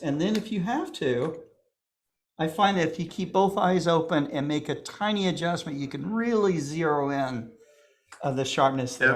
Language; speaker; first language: English; native; English